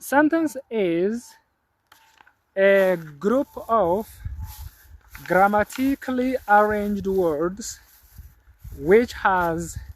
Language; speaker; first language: English; non-native, local second language; Amharic